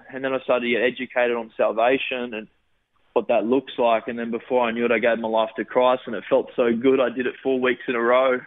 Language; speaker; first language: English; native; English